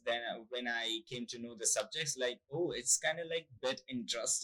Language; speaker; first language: English; non-native, local second language; Gujarati